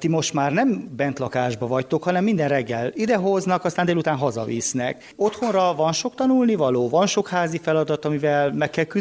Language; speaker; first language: Hungarian; native; Hungarian